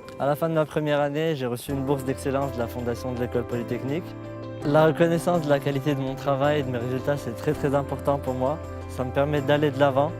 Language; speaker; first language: French; non-native, local second language; Arabic